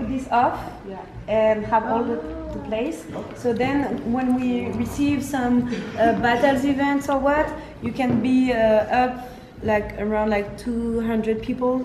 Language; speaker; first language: English; non-native, fluent; French